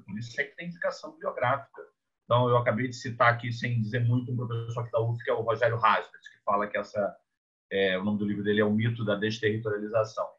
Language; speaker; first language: Portuguese; native; Portuguese